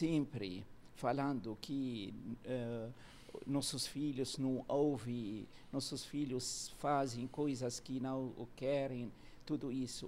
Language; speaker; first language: Portuguese; non-native, fluent; Arabic